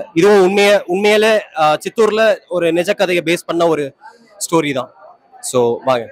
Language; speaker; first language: Tamil; native; Tamil